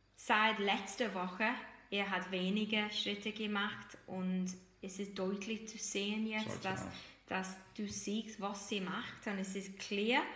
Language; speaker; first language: German; non-native, fluent; English